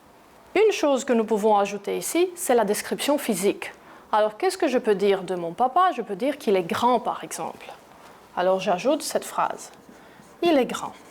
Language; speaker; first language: French; non-native, fluent; Greek